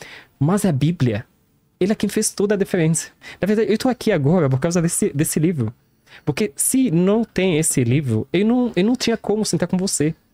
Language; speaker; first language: Portuguese; non-native, learner; Arabic